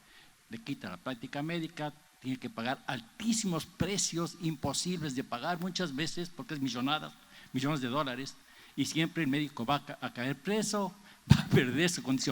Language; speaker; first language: Spanish; native; Spanish